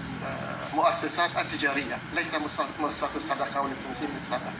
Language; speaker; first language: Arabic; non-native, fluent; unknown